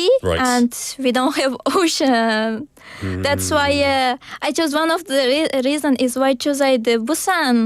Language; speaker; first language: English; non-native, learner; Uzbek